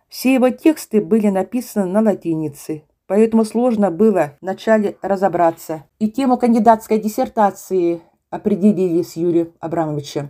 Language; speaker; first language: Russian; non-native, local second language; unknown